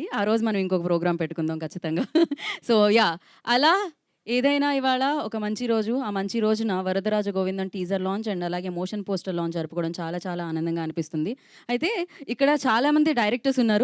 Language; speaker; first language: Telugu; native; Telugu